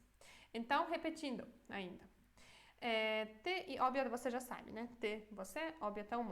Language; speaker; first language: Portuguese; non-native, fluent; Polish